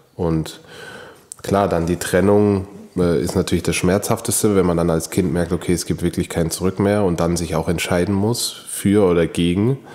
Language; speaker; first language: German; native; German